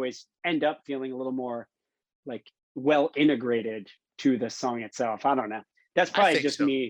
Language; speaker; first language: English; native; English